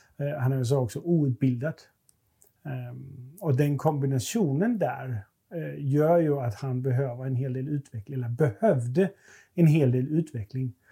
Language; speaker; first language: Swedish; non-native, fluent; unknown